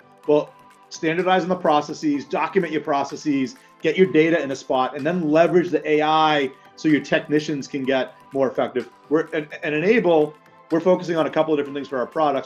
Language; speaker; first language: English; native; English